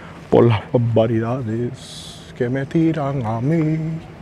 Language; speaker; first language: Spanish; early bilingual, heritage; Spanish